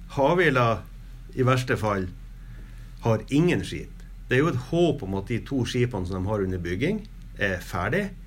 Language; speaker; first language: Norwegian; native; Norwegian